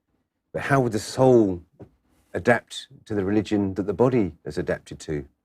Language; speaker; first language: English; native; English